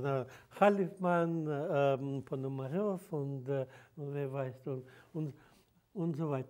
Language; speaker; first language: German; non-native, fluent; Russian